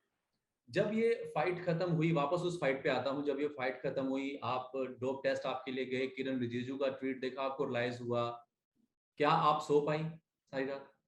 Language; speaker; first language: Hindi; native; Hindi